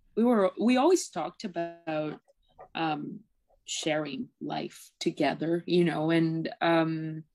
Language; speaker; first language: English; non-native, fluent; Portuguese